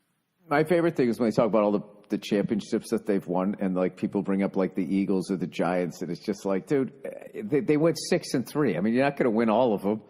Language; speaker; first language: English; native; English